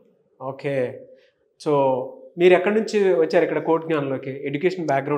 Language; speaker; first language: Telugu; native; Telugu